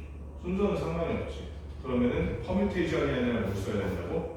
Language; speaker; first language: Korean; native; Korean